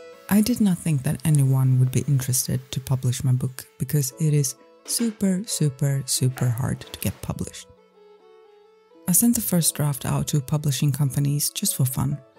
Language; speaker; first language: English; non-native, fluent; Swedish